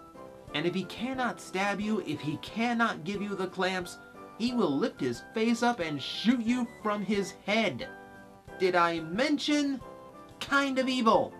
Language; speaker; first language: English; native; English